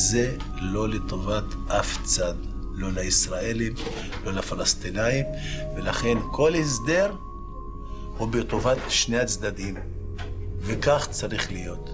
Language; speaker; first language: Hebrew; non-native, local second language; Arabic